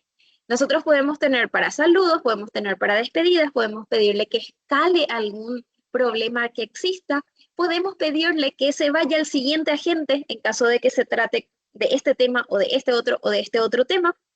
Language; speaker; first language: Spanish; native; Spanish